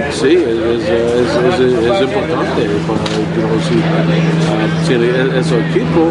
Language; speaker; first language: Spanish; non-native, learner; English